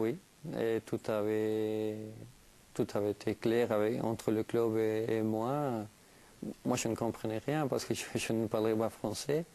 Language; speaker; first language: French; non-native, fluent; Spanish